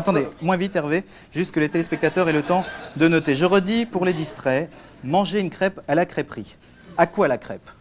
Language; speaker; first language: French; native; French